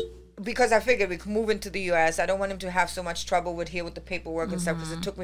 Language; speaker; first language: English; non-native, fluent; German